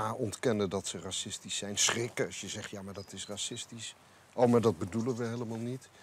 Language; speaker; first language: Dutch; native; Dutch